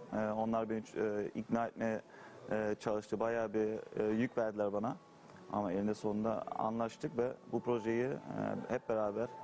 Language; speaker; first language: Turkish; early bilingual, heritage; Turkish